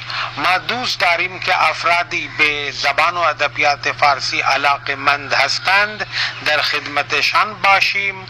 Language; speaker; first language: Persian; non-native, fluent; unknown